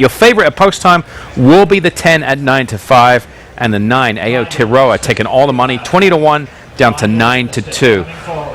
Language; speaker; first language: English; native; English